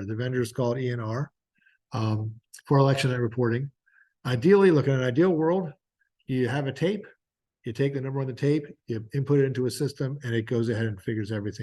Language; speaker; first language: English; native; English